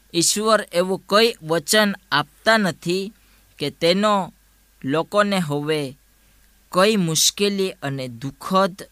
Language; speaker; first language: Gujarati; non-native, local second language; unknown